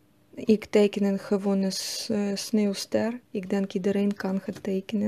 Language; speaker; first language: Dutch; non-native, learner; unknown